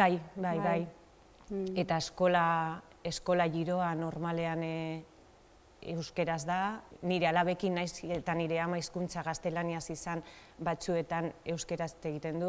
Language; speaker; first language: Basque; non-native, local second language; Spanish